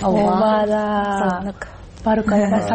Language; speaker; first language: Kyrgyz; non-native, learner; Japanese